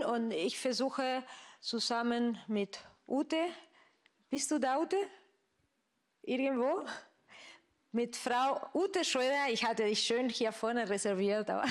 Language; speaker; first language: German; non-native, fluent; Spanish